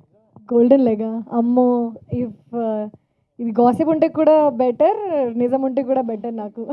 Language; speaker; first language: Telugu; non-native, fluent; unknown